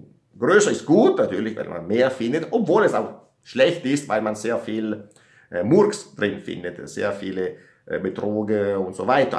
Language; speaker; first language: German; non-native, learner; Italian